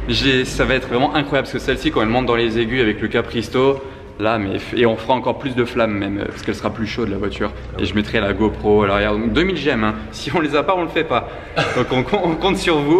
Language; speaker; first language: French; native; French